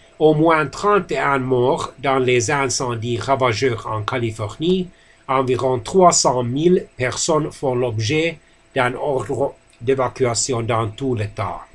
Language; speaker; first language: French; non-native, fluent; Finnish